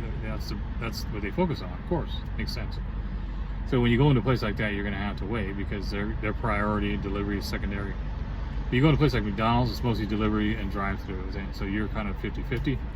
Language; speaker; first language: English; native; English